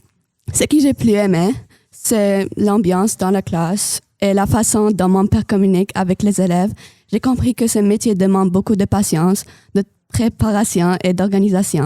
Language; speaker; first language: French; non-native, local second language; Arabic